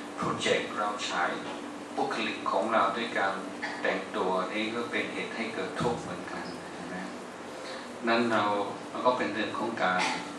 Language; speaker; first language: Thai; non-native, fluent; English